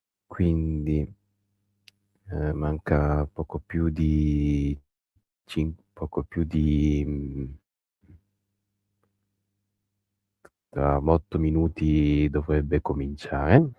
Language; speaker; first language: Italian; native; Italian